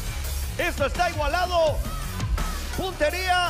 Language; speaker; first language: Spanish; native; Spanish